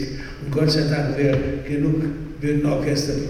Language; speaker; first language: German; non-native, fluent; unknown